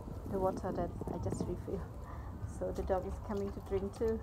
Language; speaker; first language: English; non-native, learner; Khmer